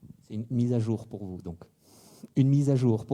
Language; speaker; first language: French; native; French